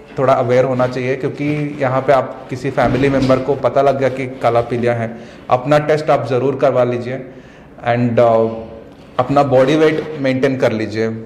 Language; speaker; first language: Hindi; non-native, local second language; Kannada